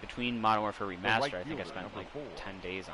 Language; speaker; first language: English; native; English